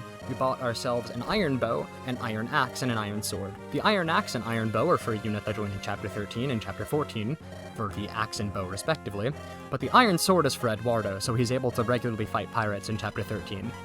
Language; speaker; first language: English; native; English